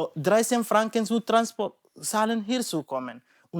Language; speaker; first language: German; non-native, learner; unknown